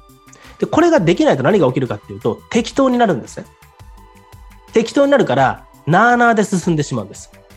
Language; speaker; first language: Japanese; native; Japanese